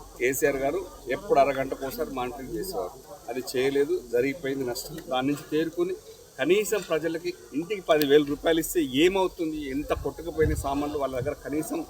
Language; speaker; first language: Telugu; native; Telugu